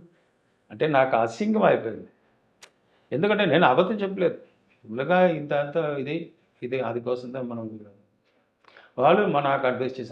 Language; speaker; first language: Telugu; non-native, learner; Tamil